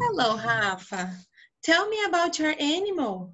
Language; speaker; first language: English; non-native, fluent; Portuguese